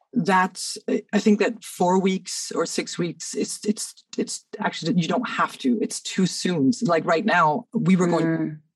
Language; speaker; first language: English; early bilingual, other home language; Danish